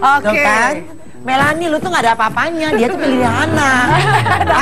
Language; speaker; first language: Indonesian; native; Indonesian